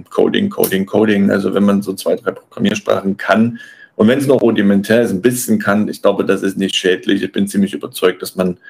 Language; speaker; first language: German; native; German